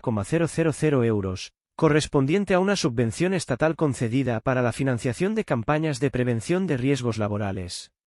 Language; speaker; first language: Spanish; native; Spanish